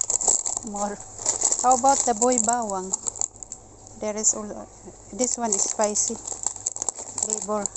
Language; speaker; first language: English; non-native, local second language; Filipino